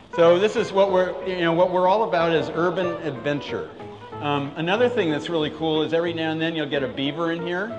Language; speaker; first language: English; native; English